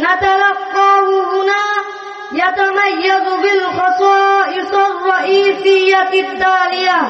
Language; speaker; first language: Arabic; non-native, learner; Bangla